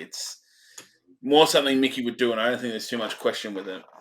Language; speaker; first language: English; native; English